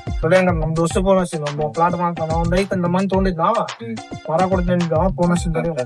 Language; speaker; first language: Kannada; native; Kannada